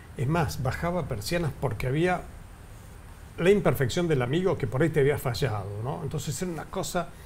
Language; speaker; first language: Spanish; native; Spanish